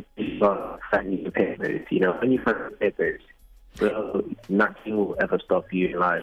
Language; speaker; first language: English; non-native, local second language; Zulu